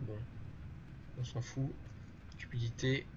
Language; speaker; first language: French; native; French